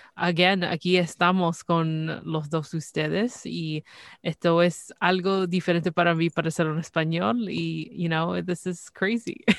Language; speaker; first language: Spanish; early bilingual, heritage; Spanish